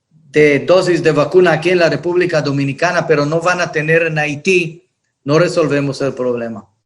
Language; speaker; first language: Spanish; non-native, fluent; Hebrew